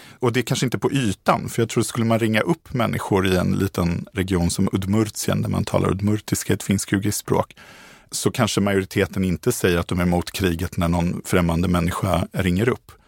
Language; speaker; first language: Swedish; native; Swedish